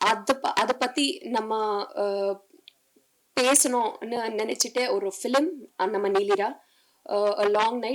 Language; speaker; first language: Tamil; non-native, learner; Telugu